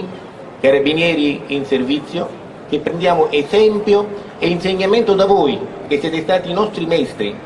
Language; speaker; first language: Italian; native; Italian